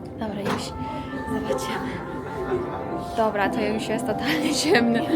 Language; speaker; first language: Polish; non-native, learner; Persian